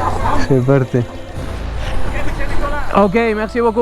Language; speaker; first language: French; non-native, learner; Spanish